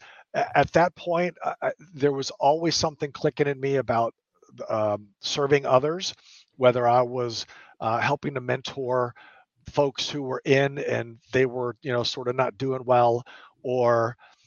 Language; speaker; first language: English; native; English